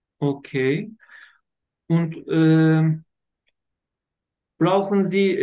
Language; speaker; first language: German; non-native, learner; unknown